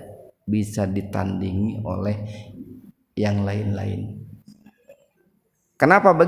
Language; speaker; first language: Indonesian; native; Indonesian